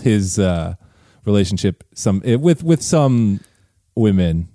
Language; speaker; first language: English; native; English